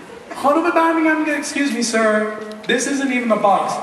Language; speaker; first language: English; early bilingual, other home language; Persian